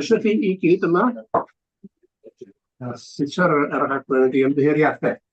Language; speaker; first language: Welsh; native; Welsh